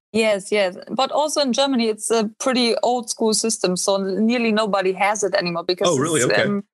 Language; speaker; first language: English; non-native, fluent; German